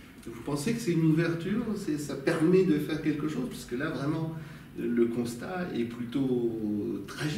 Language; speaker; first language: French; native; French